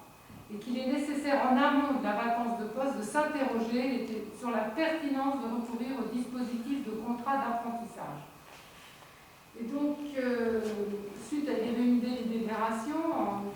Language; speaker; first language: French; native; French